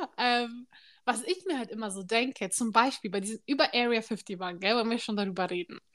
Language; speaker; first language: German; early bilingual, other home language; Turkish